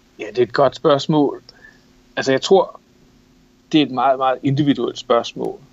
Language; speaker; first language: Danish; native; Danish